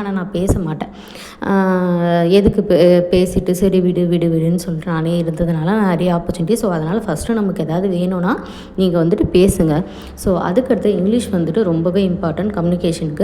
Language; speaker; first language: Tamil; native; Tamil